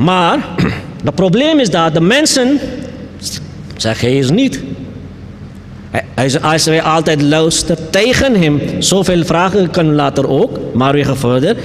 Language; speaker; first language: Dutch; non-native, learner; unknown